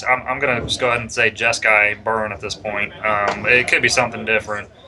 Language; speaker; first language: English; native; English